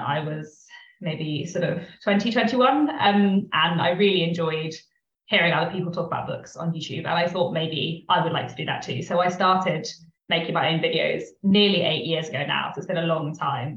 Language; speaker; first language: English; native; English